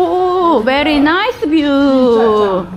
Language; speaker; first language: English; non-native, learner; Korean